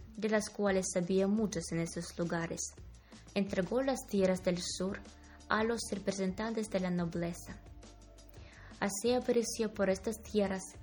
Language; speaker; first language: Spanish; non-native, learner; Ukrainian